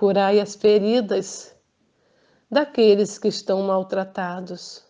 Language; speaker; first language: Portuguese; native; Portuguese